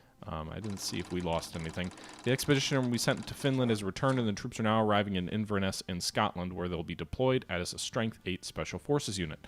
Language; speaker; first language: English; native; English